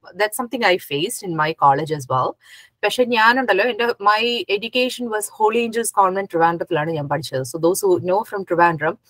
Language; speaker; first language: English; non-native, local second language; Malayalam